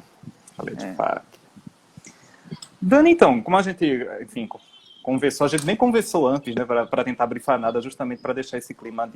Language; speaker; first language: Portuguese; native; Portuguese